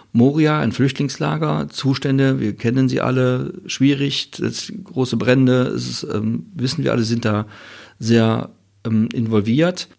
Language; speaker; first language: German; native; German